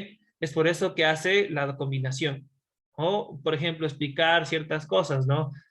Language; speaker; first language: Spanish; native; Spanish